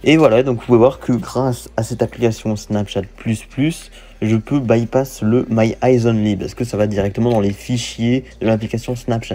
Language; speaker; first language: French; native; French